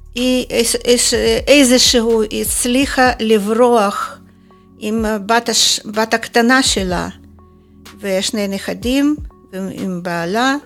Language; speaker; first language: Hebrew; non-native, fluent; Russian